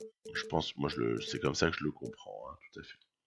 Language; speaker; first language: French; native; French